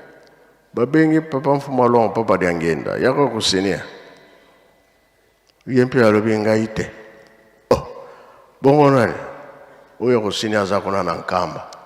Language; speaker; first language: Lingala; non-native, local second language; Kongo